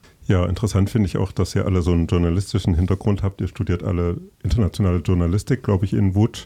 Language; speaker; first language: German; native; German